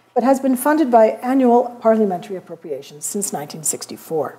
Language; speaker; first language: English; native; English